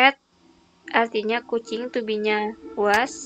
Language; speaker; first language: English; non-native, learner; Indonesian